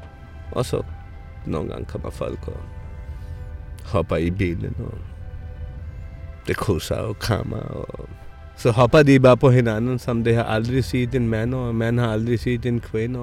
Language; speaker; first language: Danish; non-native, fluent; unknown